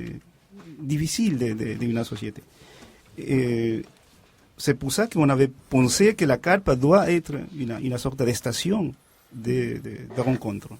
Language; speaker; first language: French; non-native, fluent; Spanish